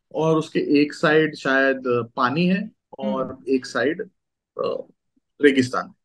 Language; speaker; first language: Hindi; non-native, local second language; Gujarati